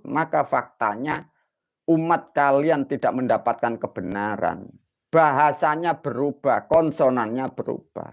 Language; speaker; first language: Indonesian; non-native, local second language; Javanese